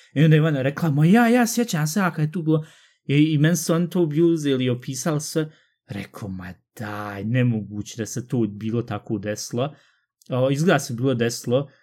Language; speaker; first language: Bosnian; early bilingual, heritage; Bosnian